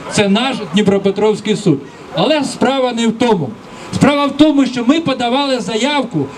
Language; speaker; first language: Ukrainian; native; Ukrainian